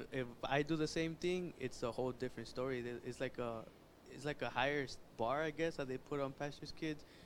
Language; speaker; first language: English; early bilingual, other home language; Spanish